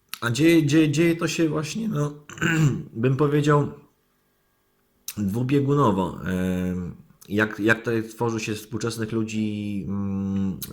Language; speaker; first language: Polish; native; Polish